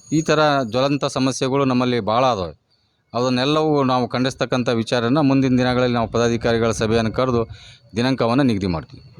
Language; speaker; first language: Kannada; non-native, local second language; Lambadi